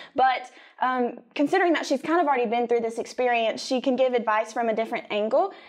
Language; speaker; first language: English; native; English